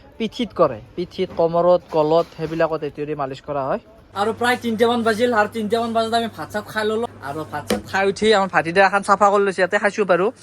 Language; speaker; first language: Assamese; native; Assamese